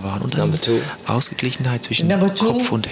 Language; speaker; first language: German; native; German